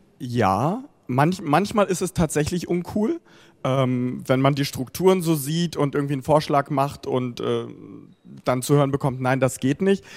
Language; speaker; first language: German; early bilingual, other home language; Russian